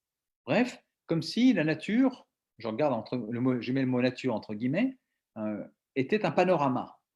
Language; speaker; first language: French; native; French